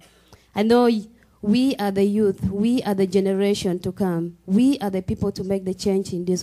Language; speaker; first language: English; non-native, local second language; Acoli